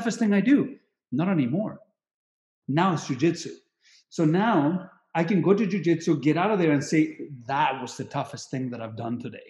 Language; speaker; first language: English; non-native, fluent; Spanish